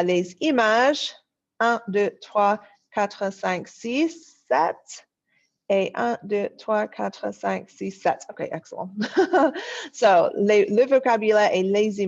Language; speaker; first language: French; non-native, fluent; English